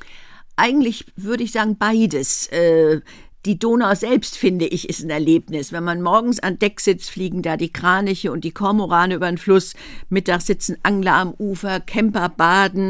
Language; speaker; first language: German; native; German